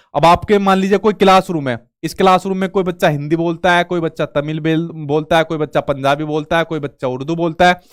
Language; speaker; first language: Hindi; native; Hindi